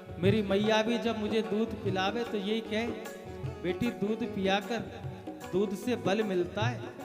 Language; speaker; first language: Hindi; native; Hindi